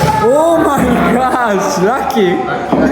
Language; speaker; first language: English; non-native, learner; Japanese